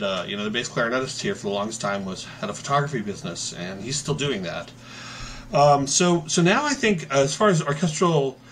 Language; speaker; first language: English; native; English